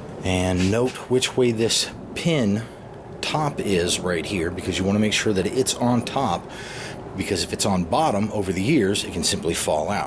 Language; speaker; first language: English; native; English